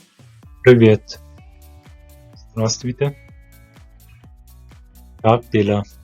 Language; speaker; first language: Russian; non-native, fluent; Turkmen